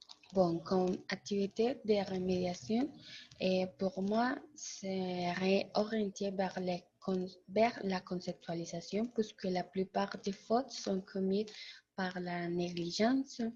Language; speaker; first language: French; non-native, learner; Spanish